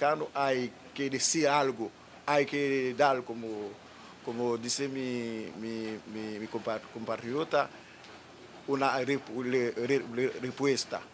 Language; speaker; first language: Spanish; non-native, learner; Haitian Creole